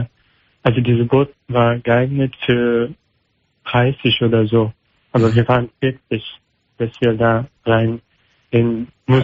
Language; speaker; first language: German; non-native, learner; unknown